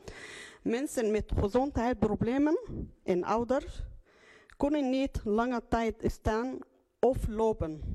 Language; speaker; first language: Dutch; non-native, learner; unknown